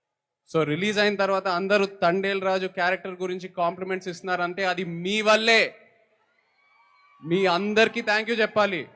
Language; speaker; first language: Telugu; native; Telugu